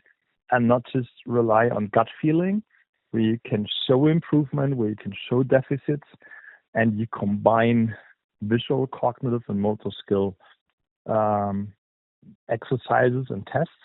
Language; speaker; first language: English; non-native, fluent; German